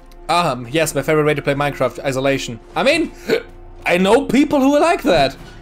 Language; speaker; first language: English; non-native, fluent; German